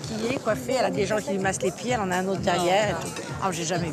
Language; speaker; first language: French; native; French